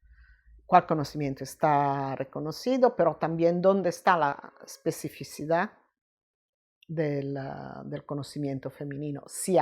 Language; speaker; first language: Spanish; non-native, fluent; Italian